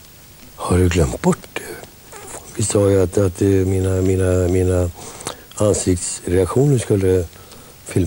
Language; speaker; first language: Swedish; native; Swedish